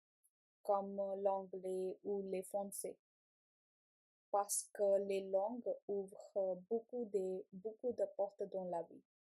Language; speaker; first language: French; non-native, learner; Punjabi